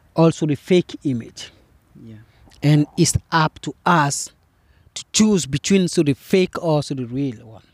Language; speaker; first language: English; non-native, fluent; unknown